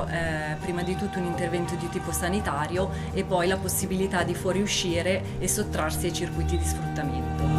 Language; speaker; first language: Italian; native; Italian